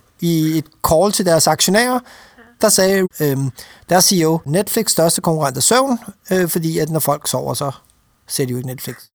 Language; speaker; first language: Danish; native; Danish